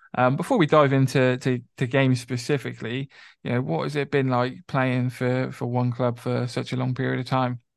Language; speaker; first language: English; native; English